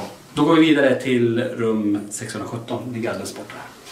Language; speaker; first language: Swedish; native; Swedish